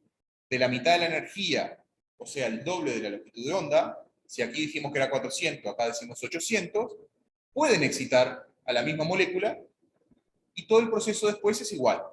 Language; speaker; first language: Spanish; native; Spanish